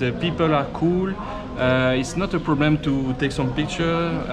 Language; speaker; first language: English; non-native, learner; French